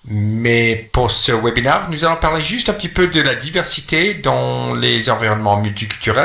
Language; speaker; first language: French; non-native, fluent; English